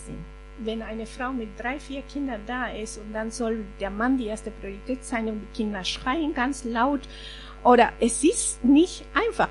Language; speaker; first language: German; non-native, fluent; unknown